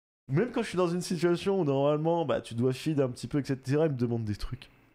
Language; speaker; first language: French; native; French